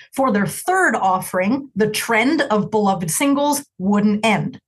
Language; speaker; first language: English; native; English